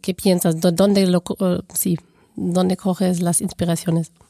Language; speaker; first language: Spanish; non-native, fluent; German